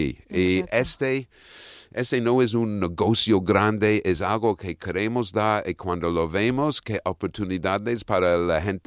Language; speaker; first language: Spanish; non-native, fluent; English